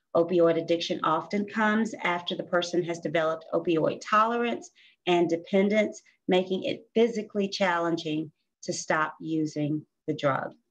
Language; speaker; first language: English; native; English